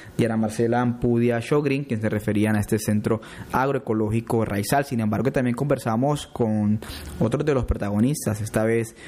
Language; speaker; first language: Spanish; non-native, local second language; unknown